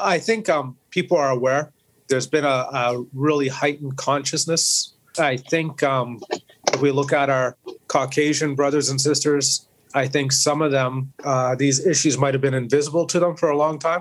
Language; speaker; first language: English; native; English